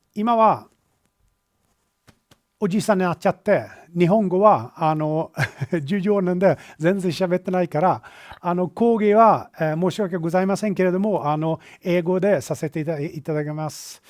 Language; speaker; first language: Japanese; non-native, fluent; Swedish